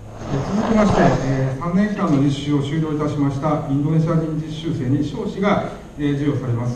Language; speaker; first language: Japanese; native; Japanese